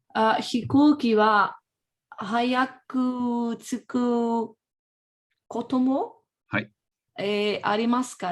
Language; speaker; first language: Japanese; non-native, learner; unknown